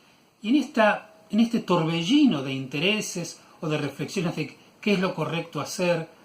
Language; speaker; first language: Spanish; native; Spanish